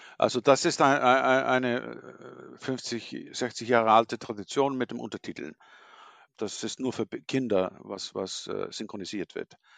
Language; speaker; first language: German; non-native, fluent; Icelandic